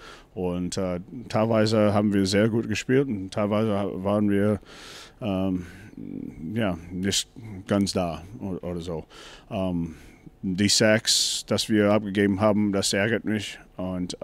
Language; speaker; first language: German; non-native, fluent; English